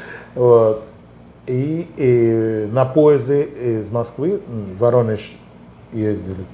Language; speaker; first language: Russian; non-native, fluent; Spanish